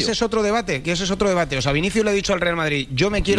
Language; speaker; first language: Spanish; native; Spanish